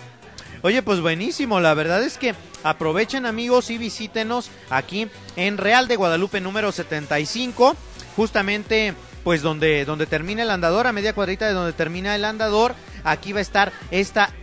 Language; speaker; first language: Spanish; native; Spanish